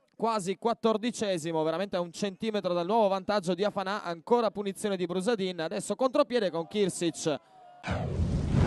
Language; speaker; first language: Italian; native; Italian